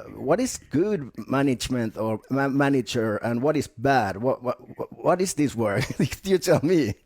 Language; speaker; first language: English; non-native, fluent; Finnish